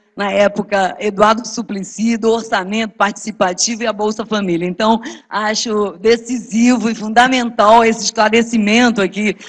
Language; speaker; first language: Portuguese; native; Portuguese